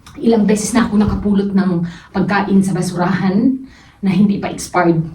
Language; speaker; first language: Filipino; non-native, local second language; Cebuano